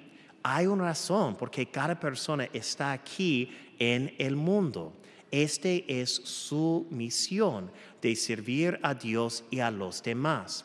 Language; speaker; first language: Spanish; non-native, fluent; English